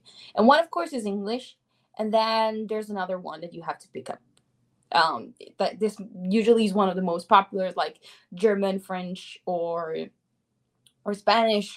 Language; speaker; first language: English; non-native, fluent; Italian